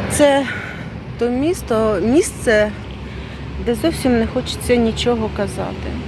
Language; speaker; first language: Ukrainian; non-native, local second language; Russian